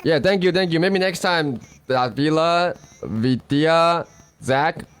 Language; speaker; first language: English; non-native, fluent; Chinese